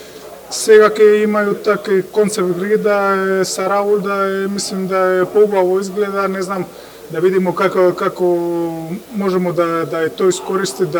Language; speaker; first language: Macedonian; non-native, fluent; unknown